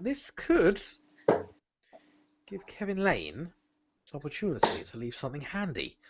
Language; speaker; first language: English; native; English